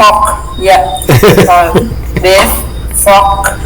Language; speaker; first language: English; non-native, learner; Vietnamese